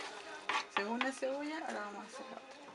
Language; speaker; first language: Spanish; native; Spanish